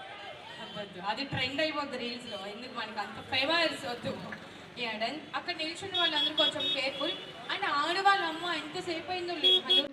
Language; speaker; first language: Telugu; native; Telugu